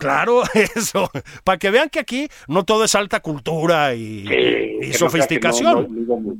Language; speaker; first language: Spanish; native; Spanish